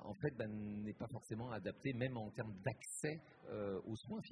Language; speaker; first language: French; native; French